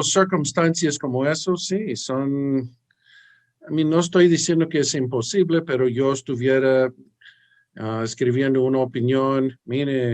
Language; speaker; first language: Spanish; early bilingual, heritage; English